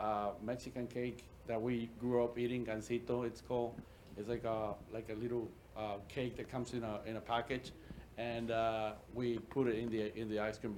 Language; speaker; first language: English; native; English